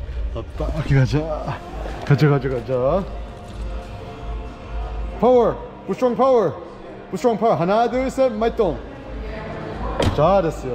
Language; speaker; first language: Korean; early bilingual, heritage; English